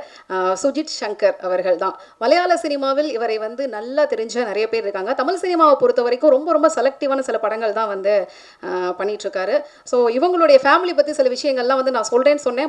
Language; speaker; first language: Tamil; native; Tamil